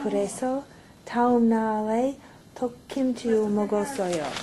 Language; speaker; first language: Korean; non-native, learner; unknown